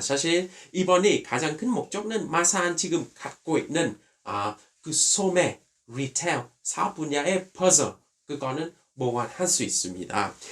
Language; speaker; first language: Korean; non-native, fluent; Vietnamese